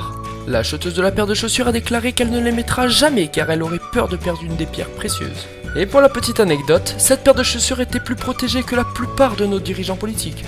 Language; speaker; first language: French; native; French